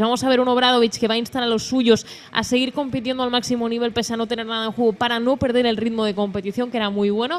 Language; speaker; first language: Spanish; native; Spanish